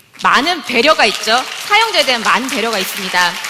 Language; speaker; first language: Korean; native; Korean